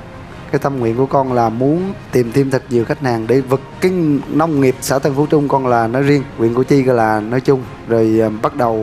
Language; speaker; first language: Vietnamese; native; Vietnamese